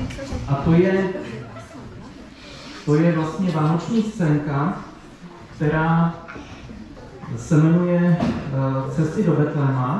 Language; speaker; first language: Czech; native; Czech